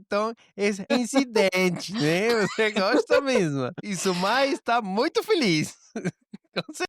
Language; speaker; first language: Portuguese; non-native, learner; Spanish